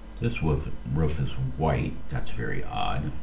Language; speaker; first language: English; native; English